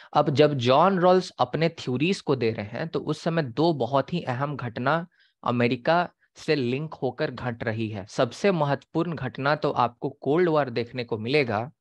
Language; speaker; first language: Hindi; native; Hindi